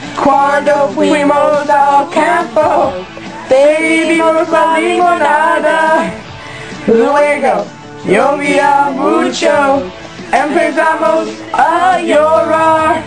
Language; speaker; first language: Spanish; non-native, learner; English